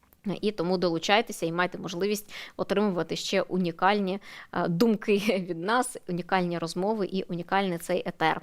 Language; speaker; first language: Ukrainian; native; Ukrainian